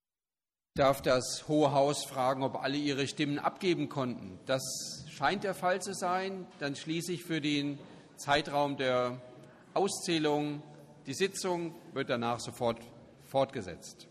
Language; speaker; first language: German; native; German